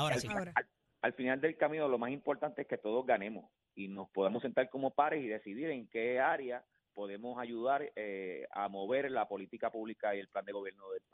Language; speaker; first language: Spanish; native; Spanish